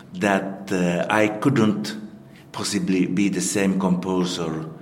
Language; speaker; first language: English; non-native, fluent; Finnish